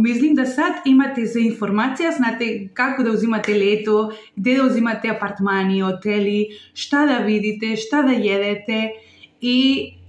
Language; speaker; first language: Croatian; non-native, learner; Spanish